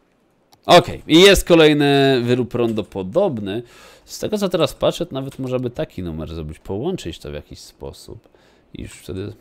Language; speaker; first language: Polish; native; Polish